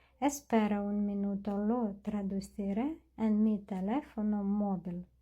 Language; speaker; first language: Spanish; non-native, learner; Ukrainian